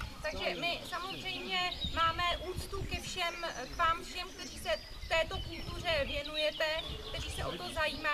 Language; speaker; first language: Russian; non-native, learner; Czech